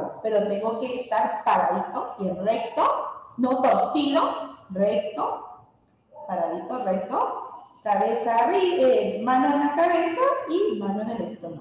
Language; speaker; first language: Spanish; native; Spanish